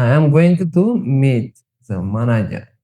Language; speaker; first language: English; non-native, learner; Tigrinya